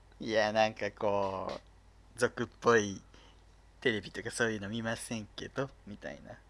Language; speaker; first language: Japanese; native; Japanese